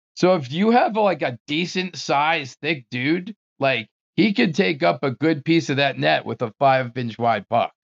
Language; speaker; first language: English; native; English